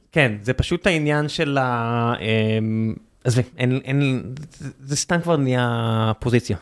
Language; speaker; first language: Hebrew; native; Hebrew